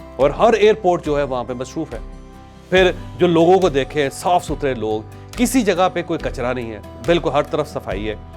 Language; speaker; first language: Urdu; non-native, local second language; Punjabi